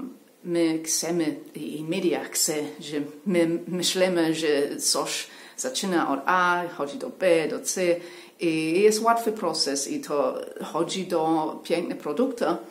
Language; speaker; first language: Polish; non-native, learner; English